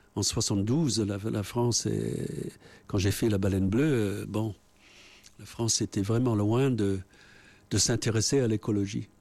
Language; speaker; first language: French; non-native, fluent; English